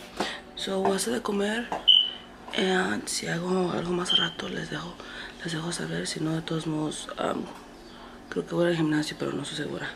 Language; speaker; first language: Spanish; early bilingual, heritage; Spanish